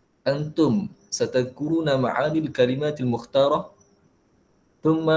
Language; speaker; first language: Arabic; non-native, fluent; Malay